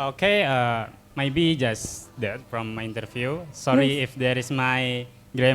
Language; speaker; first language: English; non-native, learner; Indonesian